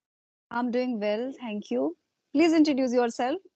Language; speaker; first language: English; non-native, local second language; Hindi